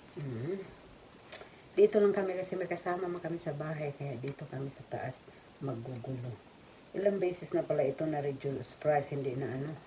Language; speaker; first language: Filipino; non-native, local second language; Cebuano